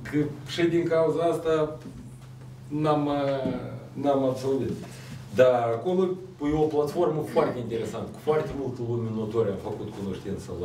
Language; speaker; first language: Romanian; non-native, local second language; Russian